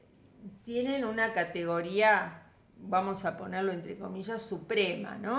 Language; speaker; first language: Spanish; native; Spanish